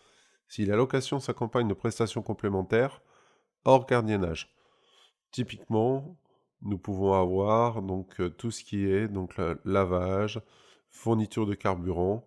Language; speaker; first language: French; native; French